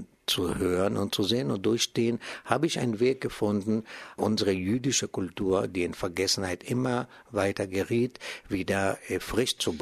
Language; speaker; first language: German; non-native, fluent; Hebrew